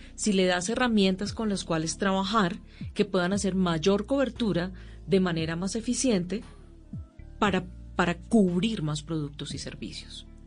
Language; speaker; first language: Spanish; native; Spanish